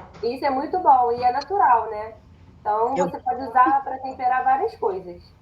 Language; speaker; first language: Portuguese; native; Portuguese